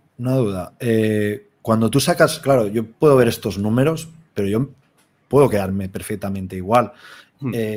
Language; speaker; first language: Spanish; native; Spanish